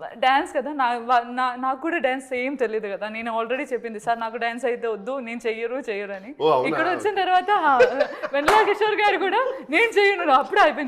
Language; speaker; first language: Telugu; non-native, learner; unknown